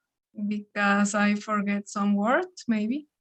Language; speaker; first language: English; non-native, learner; Spanish